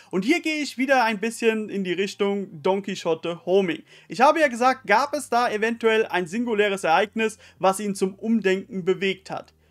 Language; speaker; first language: German; native; German